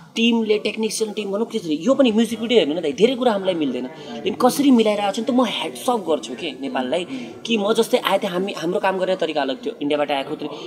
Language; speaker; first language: Nepali; non-native, local second language; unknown